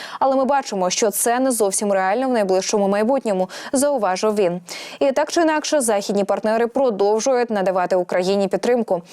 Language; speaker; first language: Ukrainian; native; Ukrainian